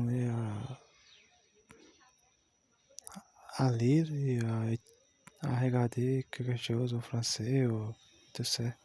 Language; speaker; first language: French; non-native, learner; Portuguese